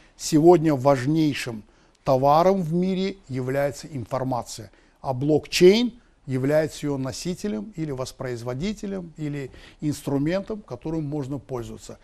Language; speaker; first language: Russian; non-native, local second language; Azerbaijani